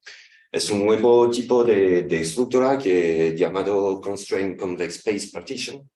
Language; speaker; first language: Spanish; non-native, fluent; French